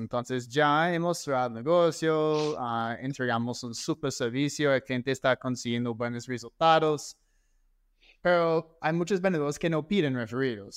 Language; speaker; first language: Spanish; non-native, fluent; English